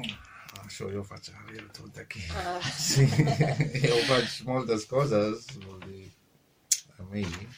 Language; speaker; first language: Catalan; non-native, fluent; Arabic